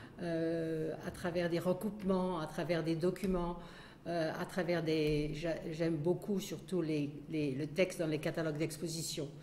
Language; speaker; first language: French; native; French